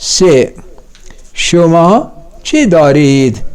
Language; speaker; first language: Persian; non-native, fluent; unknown